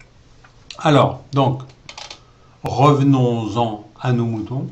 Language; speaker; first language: French; native; French